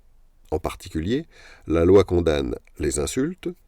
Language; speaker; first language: French; native; French